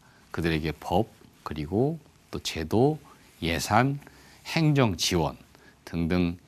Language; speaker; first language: Korean; native; Korean